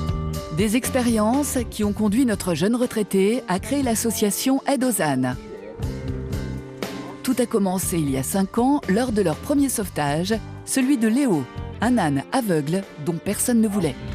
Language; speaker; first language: French; native; French